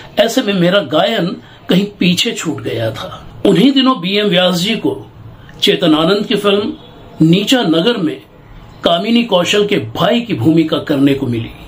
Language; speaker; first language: Hindi; native; Hindi